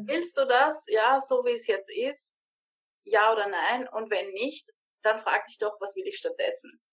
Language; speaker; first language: German; native; German